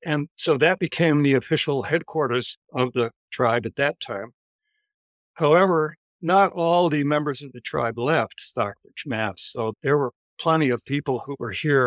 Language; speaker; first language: English; native; English